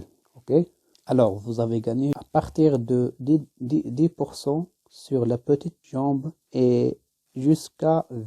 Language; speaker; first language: French; non-native, learner; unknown